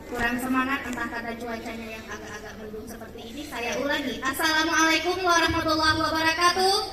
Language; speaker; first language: Indonesian; native; Indonesian